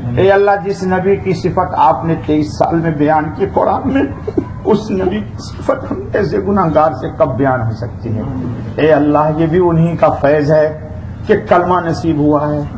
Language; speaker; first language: Urdu; native; Urdu